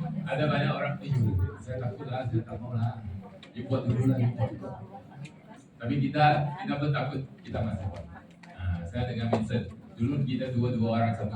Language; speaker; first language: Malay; non-native, local second language; Chinese